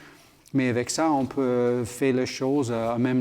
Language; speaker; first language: French; non-native, learner; English